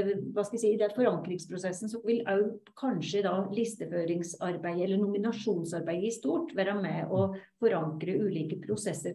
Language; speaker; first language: Norwegian; native; Norwegian